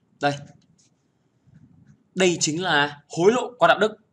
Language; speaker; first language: Vietnamese; native; Vietnamese